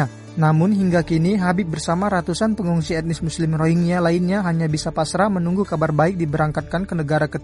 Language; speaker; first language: Indonesian; native; Indonesian